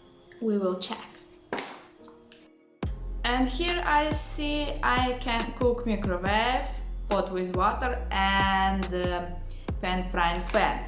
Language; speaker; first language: English; non-native, learner; Russian